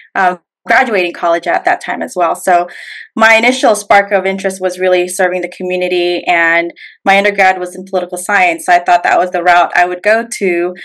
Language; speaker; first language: English; native; English